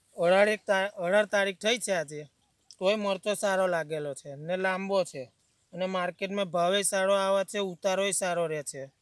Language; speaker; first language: Gujarati; native; Gujarati